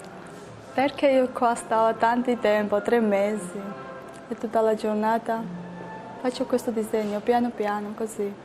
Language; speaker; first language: Italian; non-native, learner; Georgian